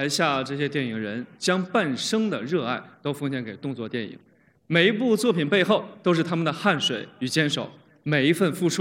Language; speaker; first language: Chinese; native; Chinese